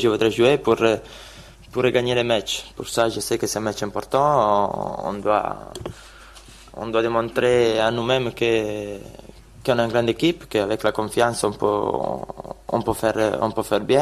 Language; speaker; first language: French; non-native, fluent; Italian